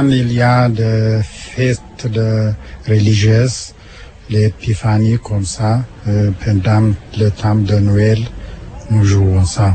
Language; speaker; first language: French; non-native, learner; Amharic